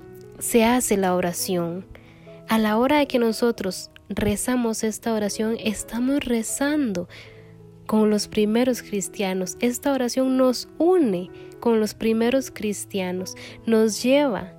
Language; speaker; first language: Spanish; native; Spanish